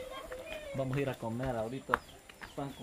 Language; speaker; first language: Spanish; native; Spanish